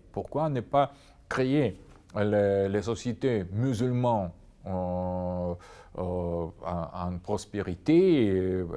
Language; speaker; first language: French; non-native, fluent; Russian